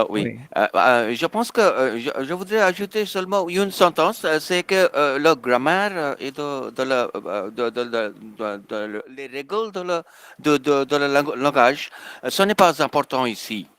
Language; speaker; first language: French; non-native, fluent; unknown